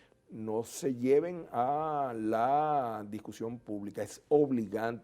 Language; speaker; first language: Spanish; native; Spanish